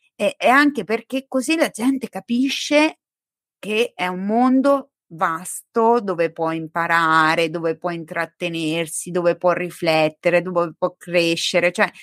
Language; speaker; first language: Italian; native; Italian